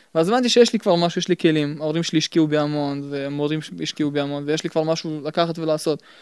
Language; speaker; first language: Hebrew; early bilingual, other home language; Russian